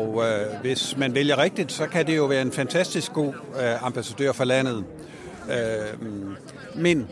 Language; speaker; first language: Danish; native; Danish